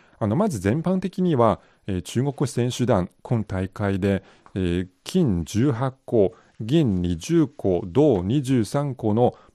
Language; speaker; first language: Japanese; non-native, fluent; Chinese